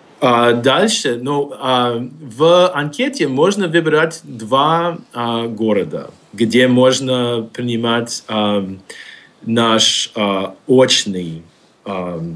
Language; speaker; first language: Russian; non-native, fluent; English